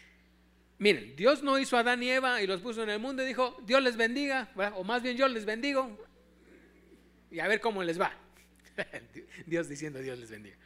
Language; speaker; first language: Spanish; native; Spanish